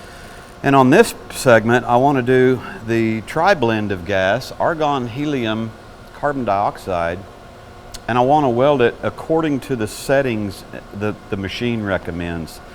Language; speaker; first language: English; native; English